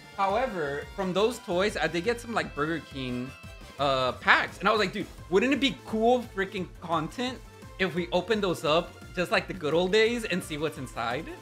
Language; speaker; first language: English; non-native, fluent; Spanish